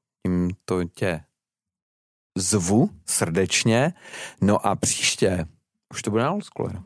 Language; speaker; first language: Czech; native; Czech